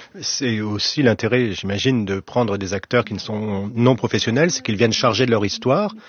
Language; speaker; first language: French; native; French